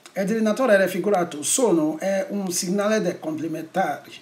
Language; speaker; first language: Italian; non-native, learner; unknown